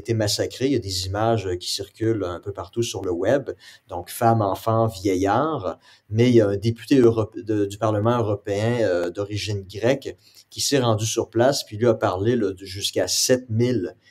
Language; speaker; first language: French; native; French